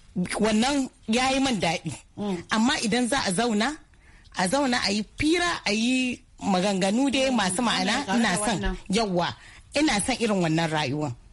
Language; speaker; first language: Hausa; native; Hausa